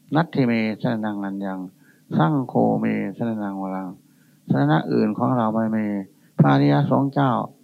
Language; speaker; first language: Thai; native; Thai